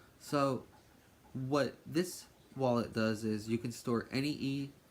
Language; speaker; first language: English; native; English